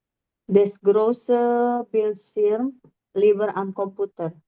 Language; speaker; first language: German; non-native, learner; Indonesian